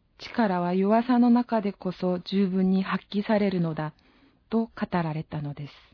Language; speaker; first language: Japanese; non-native, fluent; Korean